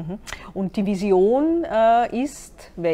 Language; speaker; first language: German; native; German